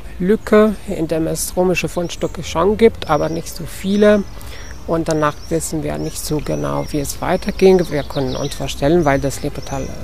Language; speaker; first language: German; non-native, fluent; Italian